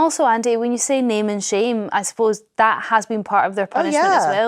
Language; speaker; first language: English; native; English